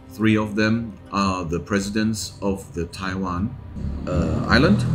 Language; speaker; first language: English; non-native, fluent; German